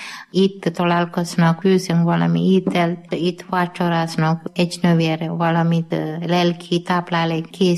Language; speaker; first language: Hungarian; non-native, learner; Malayalam